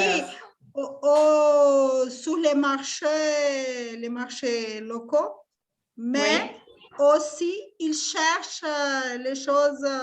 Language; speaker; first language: French; non-native, fluent; Portuguese